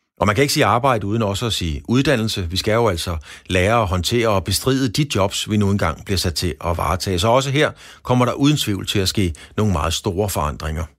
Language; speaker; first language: Danish; native; Danish